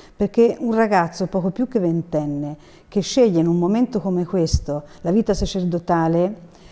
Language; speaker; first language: Italian; native; Italian